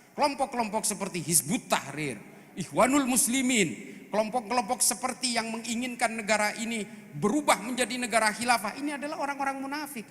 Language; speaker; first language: Indonesian; non-native, local second language; Madurese